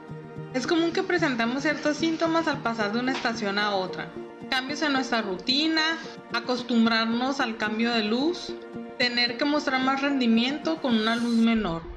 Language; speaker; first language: Spanish; native; Spanish